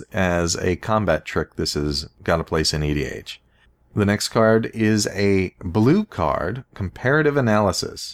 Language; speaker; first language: English; native; English